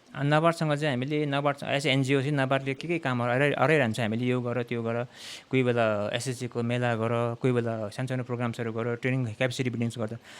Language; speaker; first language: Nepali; non-native, local second language; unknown